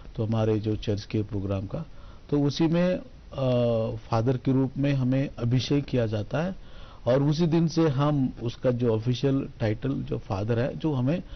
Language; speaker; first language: Hindi; non-native, local second language; Tamil